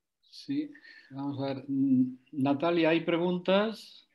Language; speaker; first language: Spanish; native; Spanish